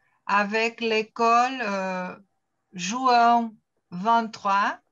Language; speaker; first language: French; non-native, fluent; Portuguese